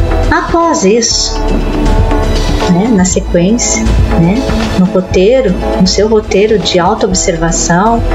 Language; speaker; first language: Portuguese; native; Portuguese